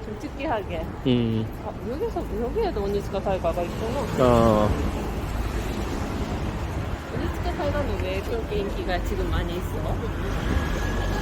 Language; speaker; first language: Korean; non-native, fluent; Japanese